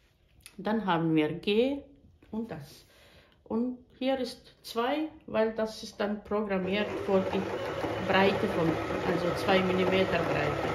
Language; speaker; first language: German; non-native, fluent; Bosnian